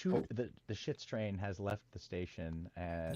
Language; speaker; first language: English; native; English